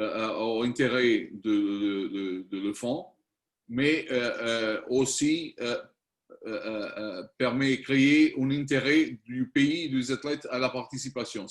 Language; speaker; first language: French; non-native, learner; Spanish